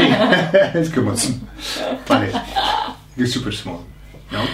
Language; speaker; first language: Spanish; non-native, fluent; English